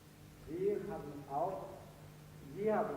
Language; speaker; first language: German; non-native, fluent; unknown